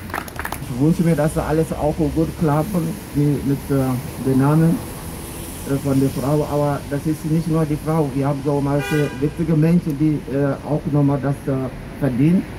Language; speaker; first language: German; non-native, learner; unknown